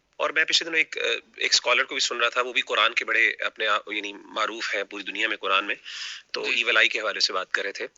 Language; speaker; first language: Urdu; native; Urdu